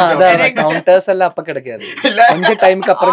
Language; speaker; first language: Tamil; non-native, learner; Malayalam